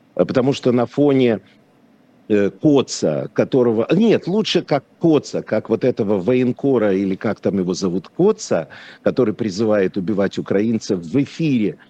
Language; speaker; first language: Russian; non-native, local second language; Polish